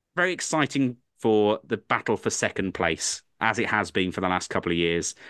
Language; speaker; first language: English; native; English